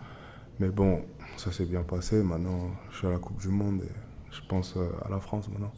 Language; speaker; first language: French; native; French